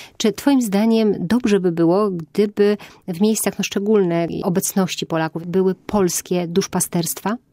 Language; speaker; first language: Polish; native; Polish